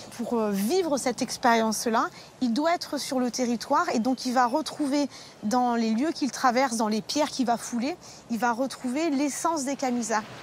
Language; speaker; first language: French; native; French